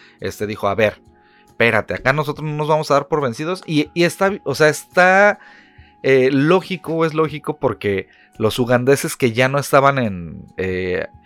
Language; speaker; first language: Spanish; native; Spanish